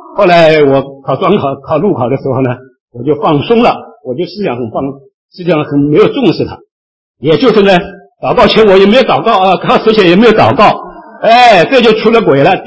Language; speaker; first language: Chinese; native; Chinese